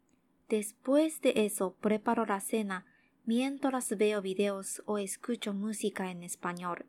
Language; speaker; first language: Spanish; non-native, learner; Japanese